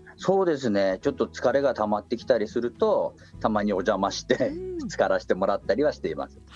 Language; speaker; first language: Japanese; native; Japanese